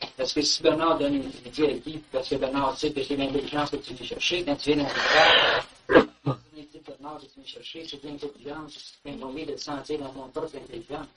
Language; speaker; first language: French; native; French